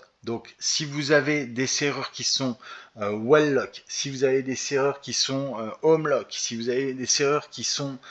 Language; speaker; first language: French; native; French